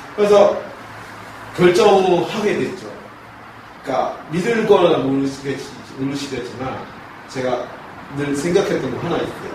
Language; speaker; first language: Korean; non-native, fluent; Burmese